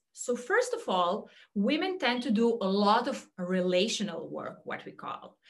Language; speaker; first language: English; non-native, fluent; Serbian